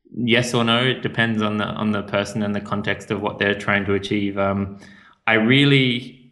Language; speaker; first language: English; native; English